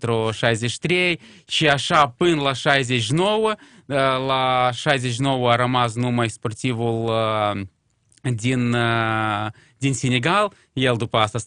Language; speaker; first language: Romanian; non-native, local second language; Russian